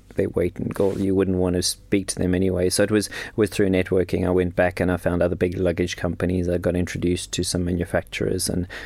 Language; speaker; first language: English; native; English